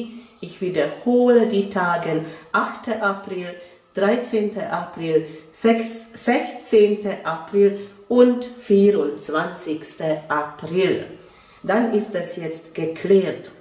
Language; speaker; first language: German; non-native, fluent; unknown